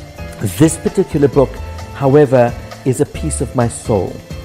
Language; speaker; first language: English; native; English